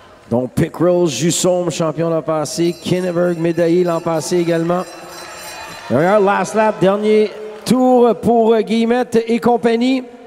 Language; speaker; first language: French; native; French